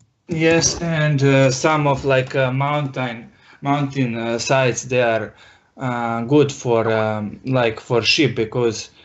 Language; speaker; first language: English; non-native, learner; Serbian